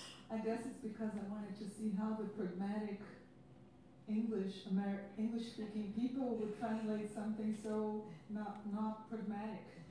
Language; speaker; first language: English; non-native, learner; Portuguese